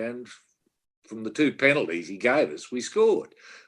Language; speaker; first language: English; native; English